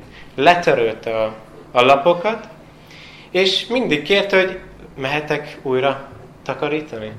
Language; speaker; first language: Hungarian; non-native, fluent; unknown